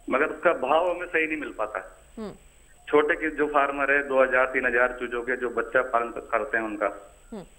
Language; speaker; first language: Hindi; native; Hindi